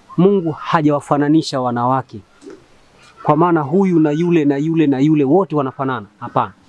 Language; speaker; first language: Swahili; native; Swahili